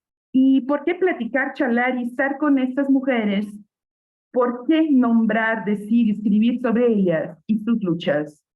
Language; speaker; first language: Spanish; non-native, fluent; Portuguese